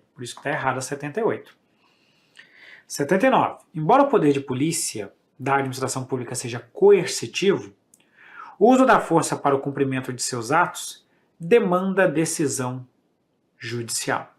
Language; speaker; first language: Portuguese; native; Portuguese